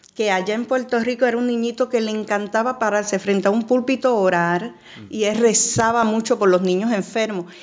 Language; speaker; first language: Spanish; native; Spanish